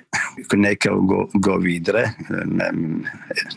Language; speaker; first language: Norwegian; non-native, fluent; Arabic